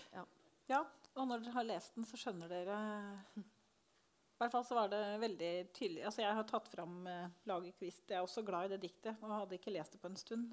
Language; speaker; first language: Norwegian; native; Norwegian